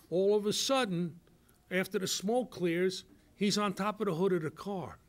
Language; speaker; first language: English; native; English